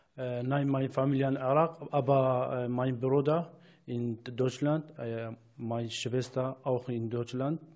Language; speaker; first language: German; non-native, learner; Kurdish